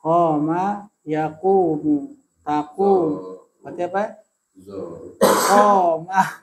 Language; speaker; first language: Arabic; non-native, fluent; Indonesian